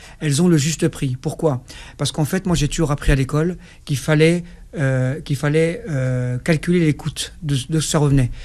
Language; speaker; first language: French; non-native, local second language; Kabyle